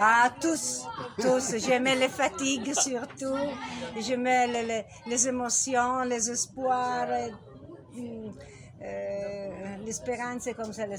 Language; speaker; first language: French; non-native, learner; Italian